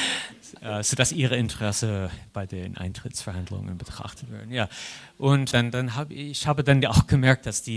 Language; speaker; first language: German; non-native, fluent; English